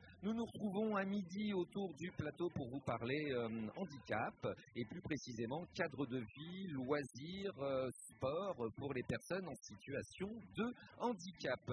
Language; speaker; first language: French; native; French